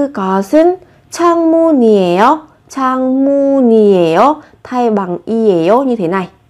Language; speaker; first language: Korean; non-native, fluent; Vietnamese